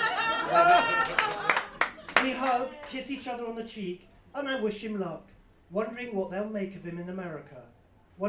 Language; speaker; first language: English; native; English